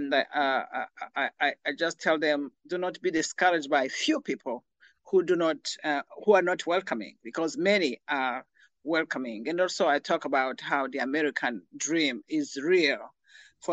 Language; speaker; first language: English; non-native, local second language; Kinyarwanda